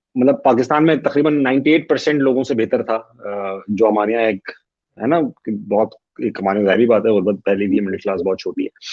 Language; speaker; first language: Urdu; native; Urdu